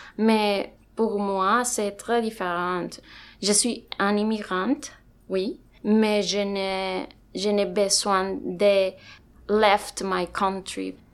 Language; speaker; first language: French; non-native, learner; Spanish